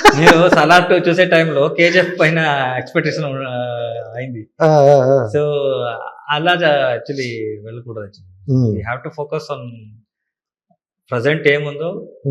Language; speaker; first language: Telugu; non-native, learner; Kannada